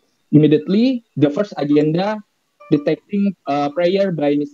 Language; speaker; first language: English; non-native, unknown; Indonesian